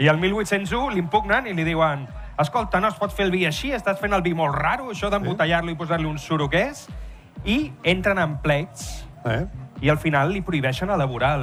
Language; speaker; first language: Catalan; native; Catalan